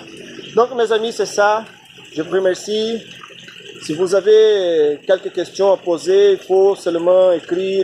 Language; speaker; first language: French; non-native, fluent; Portuguese